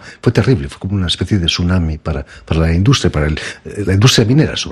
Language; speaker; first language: Spanish; native; Spanish